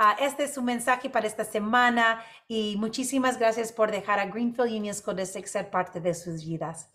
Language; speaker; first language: Spanish; non-native, local second language; English